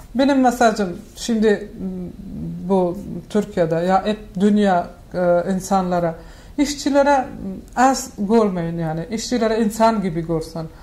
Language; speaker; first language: Turkish; non-native, learner; Persian